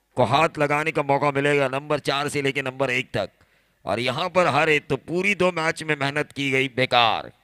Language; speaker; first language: Hindi; non-native, local second language; Marathi